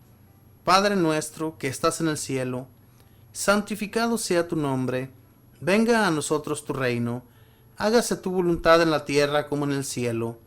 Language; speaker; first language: Spanish; native; Spanish